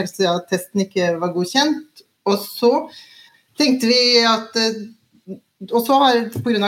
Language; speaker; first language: Norwegian; native; Norwegian